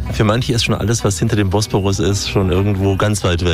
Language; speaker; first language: German; native; German